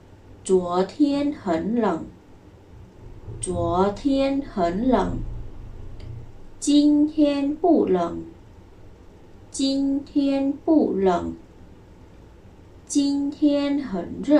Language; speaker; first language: Chinese; non-native, fluent; Khmer